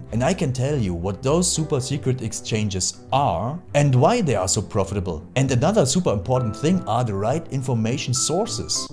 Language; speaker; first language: English; non-native, fluent; German